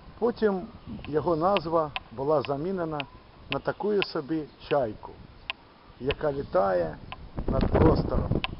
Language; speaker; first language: Ukrainian; native; Ukrainian